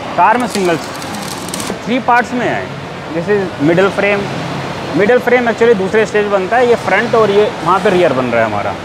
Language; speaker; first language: Hindi; native; Hindi